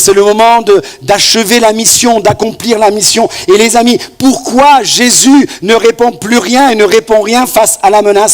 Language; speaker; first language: French; native; French